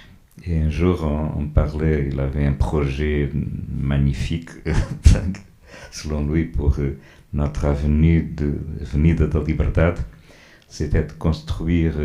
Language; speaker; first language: French; non-native, fluent; Portuguese